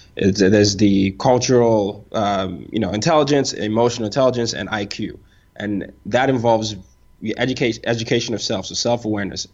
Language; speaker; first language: English; non-native, local second language; Yoruba